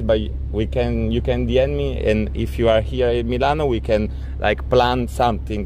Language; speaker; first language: English; non-native, learner; Italian